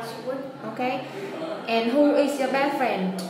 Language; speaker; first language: English; non-native, fluent; Vietnamese